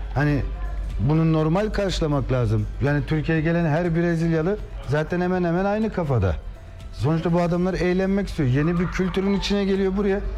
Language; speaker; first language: Turkish; native; Turkish